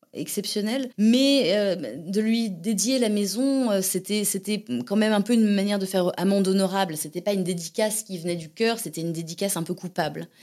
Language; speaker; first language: French; native; French